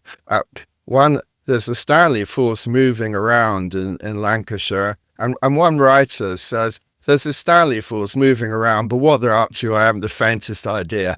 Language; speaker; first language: English; native; English